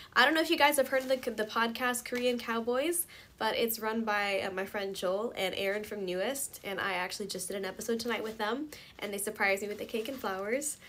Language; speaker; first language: English; early bilingual, other home language; Korean